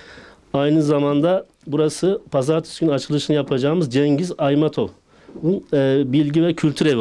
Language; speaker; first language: Turkish; native; Turkish